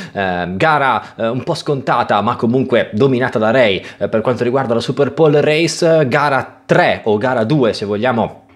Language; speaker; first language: Italian; native; Italian